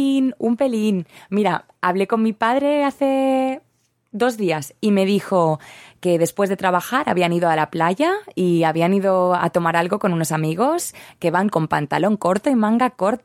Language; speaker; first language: Spanish; native; Spanish